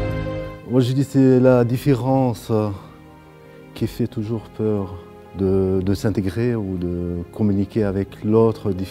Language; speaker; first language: French; non-native, local second language; Arabic